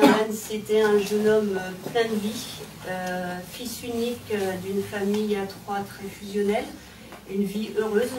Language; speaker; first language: French; native; French